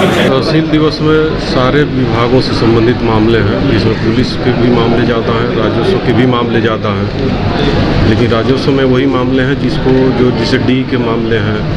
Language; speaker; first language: Hindi; native; Hindi